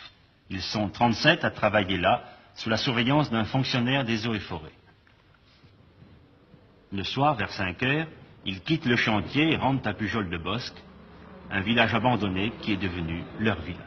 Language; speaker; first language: French; native; French